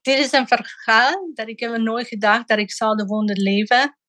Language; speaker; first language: Dutch; non-native, fluent; Spanish